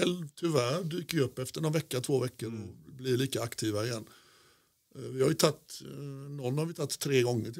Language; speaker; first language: Swedish; native; Swedish